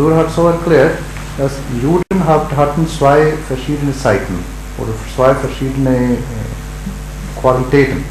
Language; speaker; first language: German; non-native, learner; Urdu